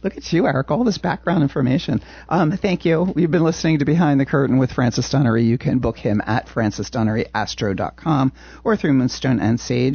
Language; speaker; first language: English; native; English